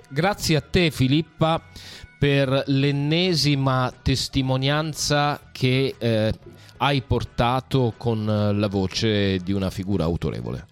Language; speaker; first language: Italian; native; Italian